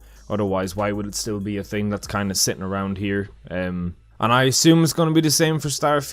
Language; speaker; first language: English; native; English